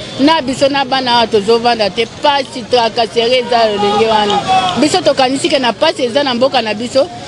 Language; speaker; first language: Lingala; native; Lingala